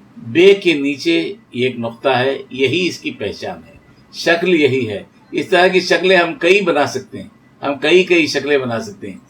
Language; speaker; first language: Urdu; native; Urdu